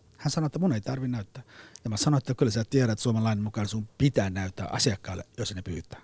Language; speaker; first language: Finnish; non-native, fluent; Somali